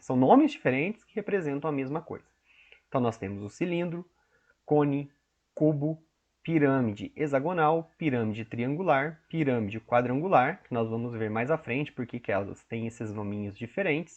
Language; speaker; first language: Portuguese; native; Portuguese